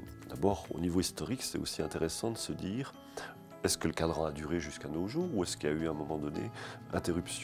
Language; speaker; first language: French; native; French